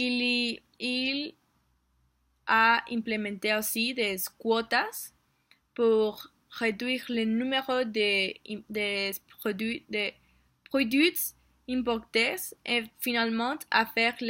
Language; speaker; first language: French; non-native, learner; Spanish